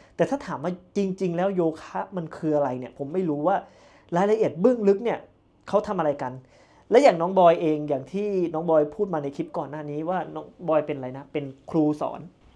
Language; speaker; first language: Thai; native; Thai